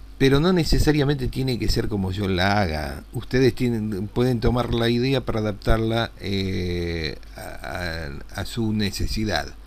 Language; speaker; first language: Spanish; native; Spanish